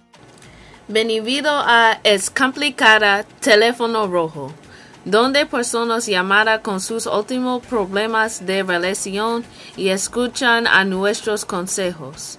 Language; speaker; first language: Spanish; non-native, learner; English